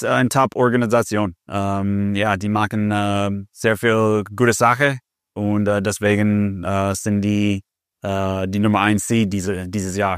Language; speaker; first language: German; non-native, fluent; English